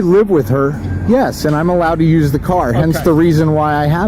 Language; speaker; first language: English; native; English